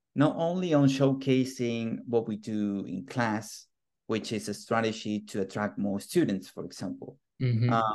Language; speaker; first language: English; non-native, fluent; Spanish